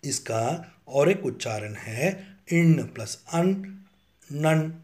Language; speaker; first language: Hindi; non-native, local second language; Tamil